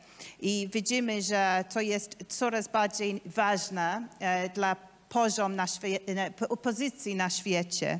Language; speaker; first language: Polish; non-native, learner; English